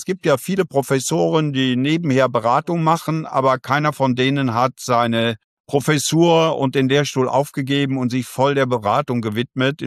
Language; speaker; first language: German; native; German